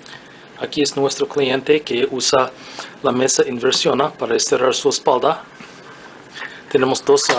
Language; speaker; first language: Spanish; non-native, learner; English